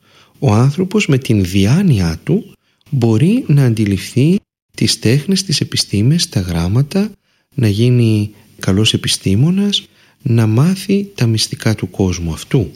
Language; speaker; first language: Greek; native; Greek